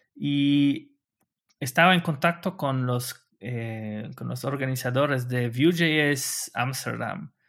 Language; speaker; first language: Spanish; non-native, fluent; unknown